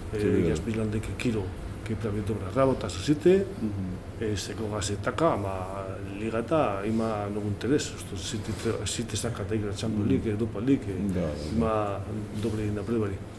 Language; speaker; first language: Macedonian; non-native, learner; Spanish